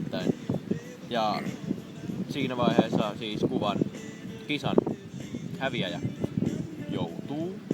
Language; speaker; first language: Finnish; native; Finnish